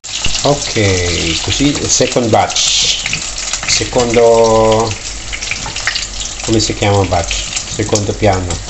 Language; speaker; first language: Italian; non-native, learner; Filipino